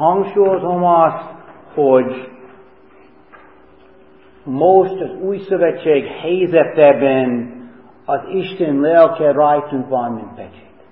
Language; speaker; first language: Hungarian; non-native, fluent; English